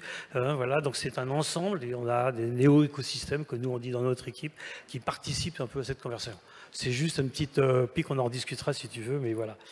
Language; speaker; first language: French; native; French